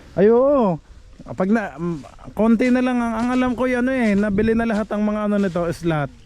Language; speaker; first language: Filipino; native; Filipino